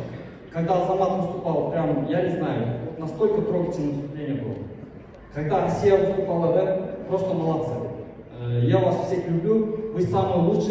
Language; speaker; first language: Russian; non-native, local second language; Kyrgyz